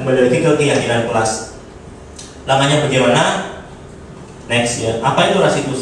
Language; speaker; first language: Indonesian; native; Indonesian